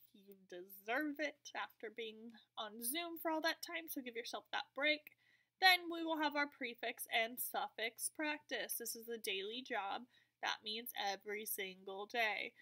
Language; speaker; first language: English; native; English